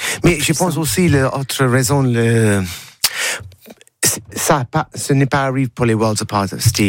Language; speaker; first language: French; non-native, learner; English